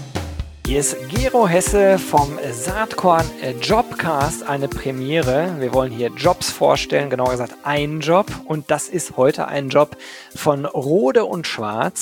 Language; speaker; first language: German; native; German